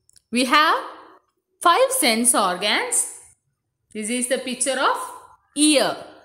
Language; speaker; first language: English; non-native, local second language; Malayalam